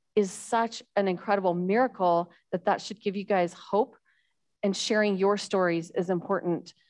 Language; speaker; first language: English; native; English